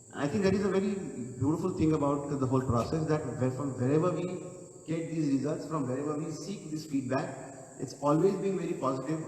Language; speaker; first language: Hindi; non-native, local second language; Marathi